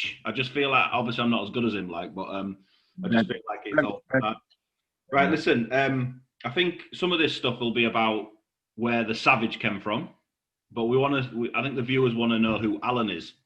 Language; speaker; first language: English; native; English